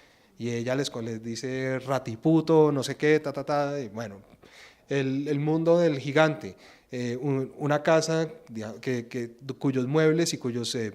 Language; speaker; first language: Spanish; native; Spanish